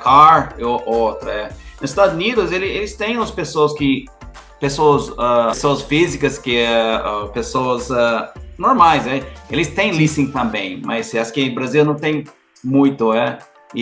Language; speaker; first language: Portuguese; non-native, learner; English